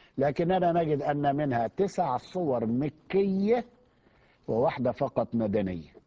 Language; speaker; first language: Arabic; native; Arabic